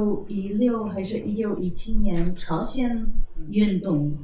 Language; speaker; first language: Chinese; non-native, fluent; Czech